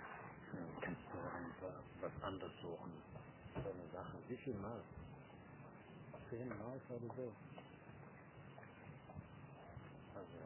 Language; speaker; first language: German; non-native, fluent; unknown